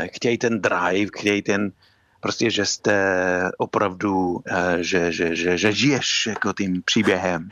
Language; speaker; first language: Czech; non-native, fluent; English